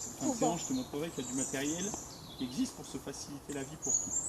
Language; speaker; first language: French; native; French